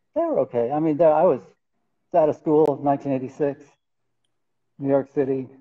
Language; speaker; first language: English; native; English